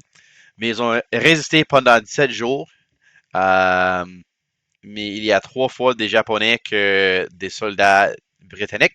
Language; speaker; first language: French; non-native, local second language; English